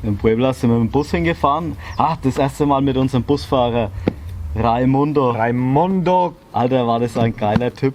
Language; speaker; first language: German; native; German